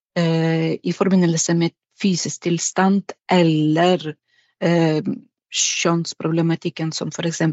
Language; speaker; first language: Norwegian; non-native, fluent; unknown